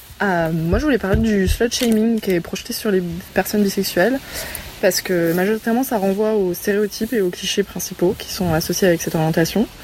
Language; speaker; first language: French; native; French